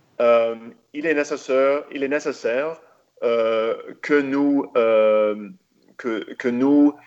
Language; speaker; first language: French; non-native, local second language; English